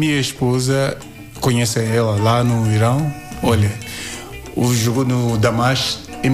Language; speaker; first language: Portuguese; non-native, learner; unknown